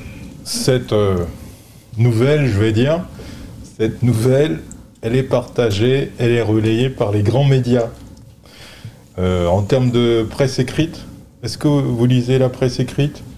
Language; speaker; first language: French; native; French